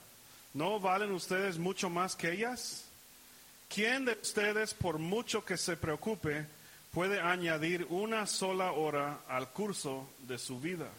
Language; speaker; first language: Spanish; early bilingual, heritage; Spanish